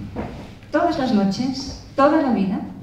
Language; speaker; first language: Spanish; native; Spanish